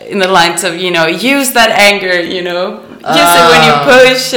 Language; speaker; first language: English; non-native, fluent; Danish